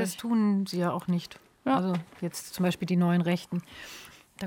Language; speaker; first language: German; native; German